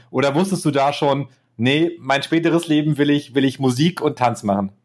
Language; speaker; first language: German; native; German